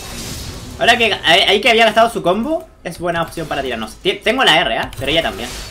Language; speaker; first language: Spanish; native; Spanish